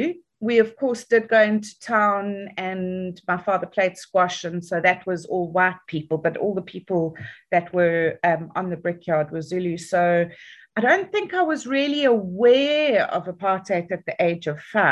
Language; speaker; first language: English; native; English